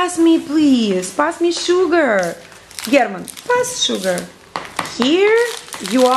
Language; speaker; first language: English; non-native, fluent; Russian